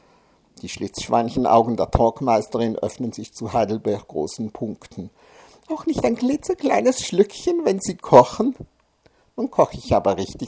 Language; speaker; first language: German; native; German